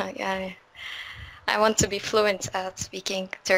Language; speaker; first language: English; non-native, fluent; Arabic